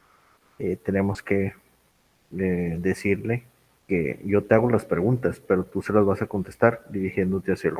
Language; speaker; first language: Spanish; native; Spanish